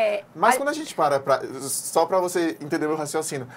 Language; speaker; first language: Portuguese; native; Portuguese